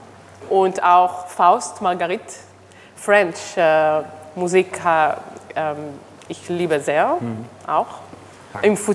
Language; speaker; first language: German; non-native, learner; Hebrew